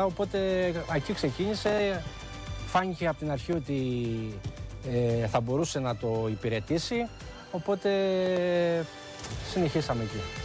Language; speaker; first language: Greek; native; Greek